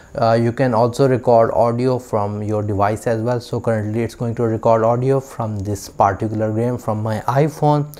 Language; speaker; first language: English; non-native, local second language; Urdu